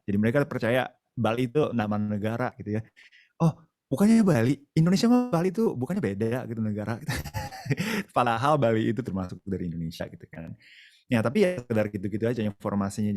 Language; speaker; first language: Indonesian; non-native, fluent; Japanese